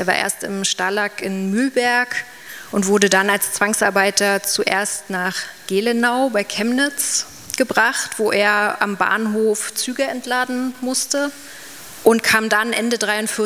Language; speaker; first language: German; native; German